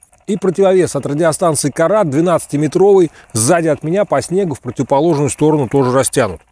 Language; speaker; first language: Russian; native; Russian